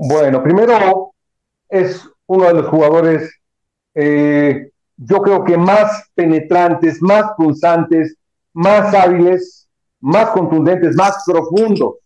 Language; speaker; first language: Spanish; native; Spanish